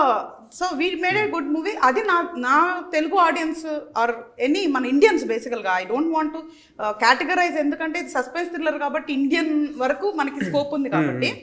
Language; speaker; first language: Telugu; native; Telugu